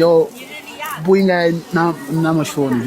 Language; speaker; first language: Chinese; non-native, fluent; English